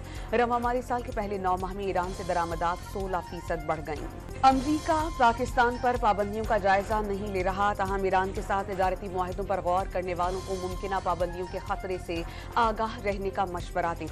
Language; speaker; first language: Urdu; native; Urdu